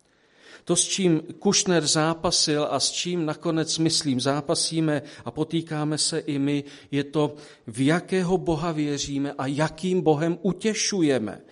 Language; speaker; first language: Czech; native; Czech